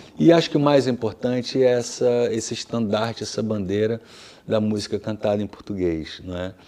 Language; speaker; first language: Portuguese; native; Portuguese